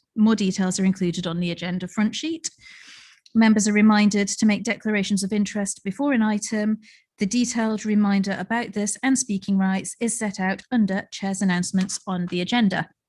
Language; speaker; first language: English; native; English